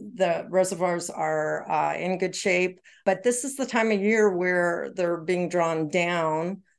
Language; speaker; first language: English; native; English